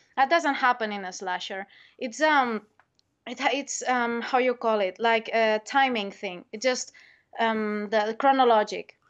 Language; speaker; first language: English; non-native, fluent; Spanish